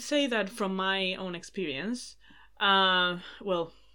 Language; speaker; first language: English; non-native, fluent; Spanish